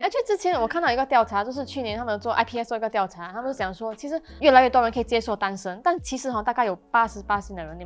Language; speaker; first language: Chinese; native; Chinese